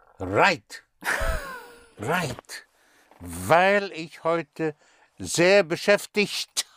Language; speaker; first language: German; non-native, learner; English